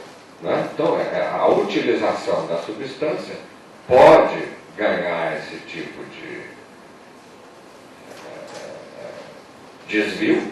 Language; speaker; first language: Portuguese; native; Portuguese